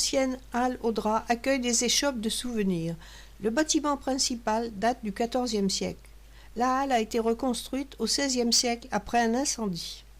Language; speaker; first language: French; native; French